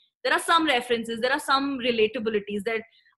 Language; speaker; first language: English; non-native, local second language; Marathi